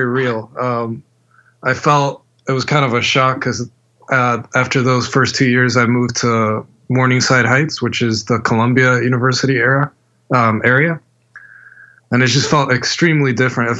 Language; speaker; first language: English; native; English